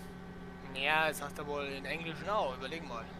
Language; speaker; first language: German; native; German